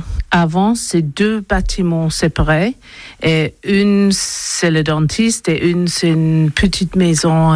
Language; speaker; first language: French; non-native, learner; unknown